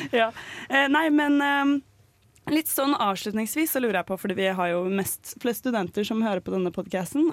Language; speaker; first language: Norwegian; native; Norwegian